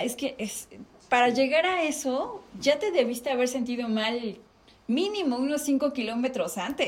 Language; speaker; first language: Spanish; native; Spanish